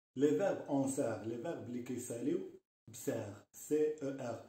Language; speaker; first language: French; non-native, local second language; Arabic